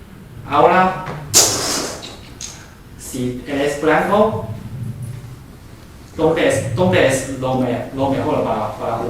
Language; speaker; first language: Spanish; non-native, fluent; Chinese